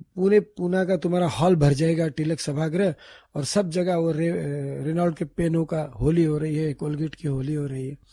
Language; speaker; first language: Hindi; non-native, local second language; Marathi